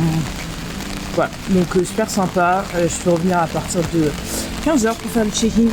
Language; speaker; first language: French; native; French